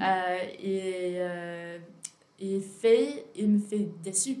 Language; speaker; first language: French; non-native, learner; English